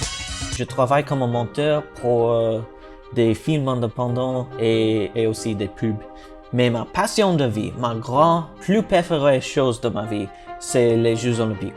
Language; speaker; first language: French; non-native, learner; English